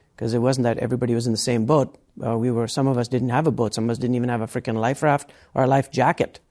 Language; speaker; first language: English; native; English